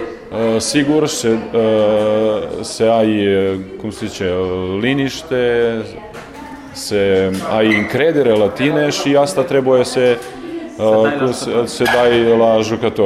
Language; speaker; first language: Romanian; non-native, learner; Serbian